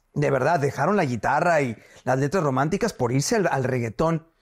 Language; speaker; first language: Spanish; native; Spanish